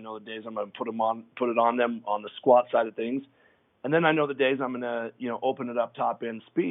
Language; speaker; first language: English; native; English